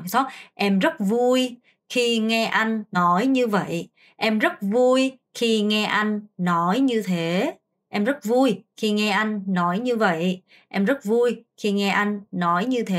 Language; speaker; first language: Vietnamese; non-native, fluent; Korean